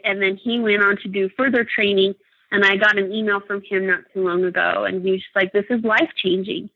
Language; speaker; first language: English; native; English